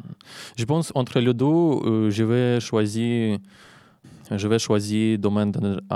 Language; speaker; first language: French; non-native, learner; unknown